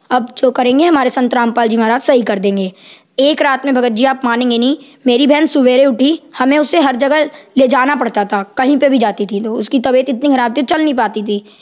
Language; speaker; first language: Hindi; native; Hindi